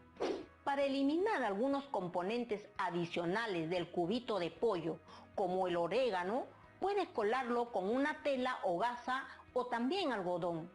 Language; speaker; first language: Spanish; native; Spanish